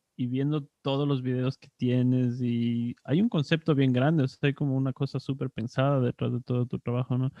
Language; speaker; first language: Spanish; native; Spanish